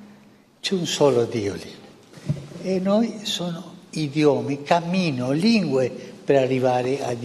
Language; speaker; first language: Italian; non-native, fluent; Spanish